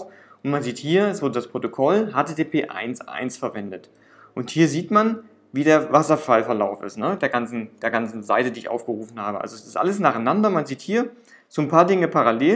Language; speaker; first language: German; native; German